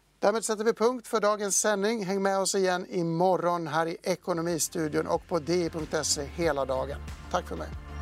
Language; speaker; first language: Swedish; native; Swedish